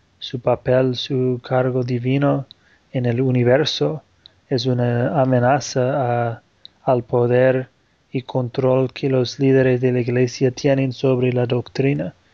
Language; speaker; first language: Spanish; non-native, fluent; Portuguese